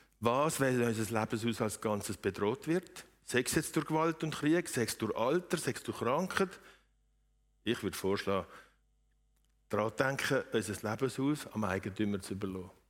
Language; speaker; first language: German; native; German